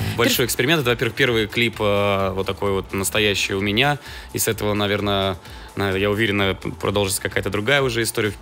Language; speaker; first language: Russian; native; Russian